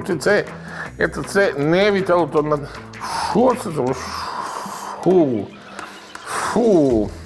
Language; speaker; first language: Ukrainian; non-native, learner; Italian